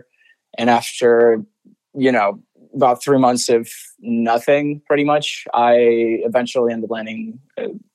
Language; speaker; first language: English; non-native, fluent; Spanish